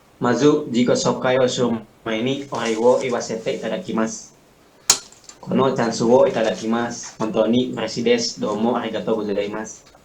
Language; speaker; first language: Japanese; non-native, learner; Indonesian